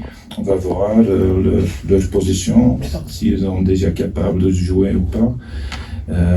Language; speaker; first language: French; non-native, fluent; Dutch